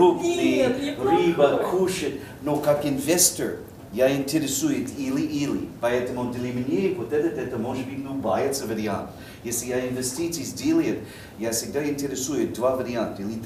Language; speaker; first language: Russian; non-native, learner; English